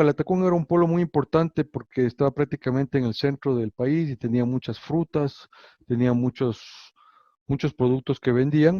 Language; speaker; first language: Spanish; native; Spanish